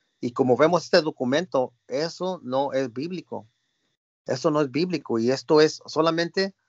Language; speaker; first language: Spanish; early bilingual, heritage; Spanish